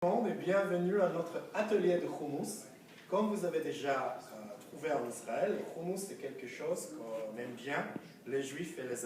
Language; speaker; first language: French; non-native, fluent; Hebrew